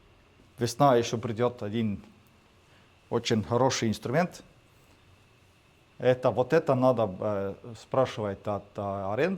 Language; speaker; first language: Russian; non-native, fluent; Estonian